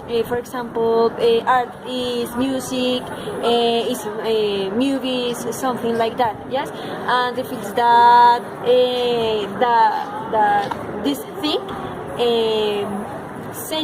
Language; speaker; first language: English; non-native, learner; Spanish